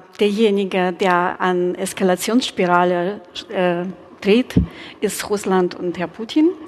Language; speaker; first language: German; non-native, fluent; Ukrainian